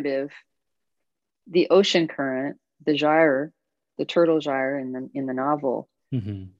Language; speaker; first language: English; native; English